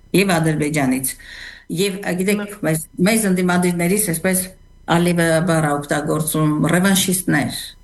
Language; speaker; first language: Armenian; native; Armenian